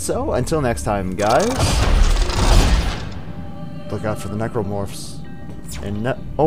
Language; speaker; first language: English; native; English